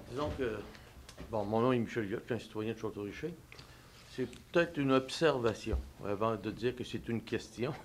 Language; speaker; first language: French; native; French